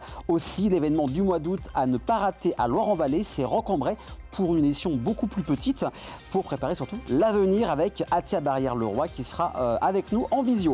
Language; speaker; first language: French; native; French